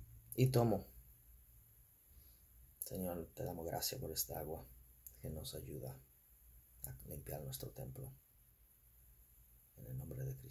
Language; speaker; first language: Spanish; non-native, fluent; English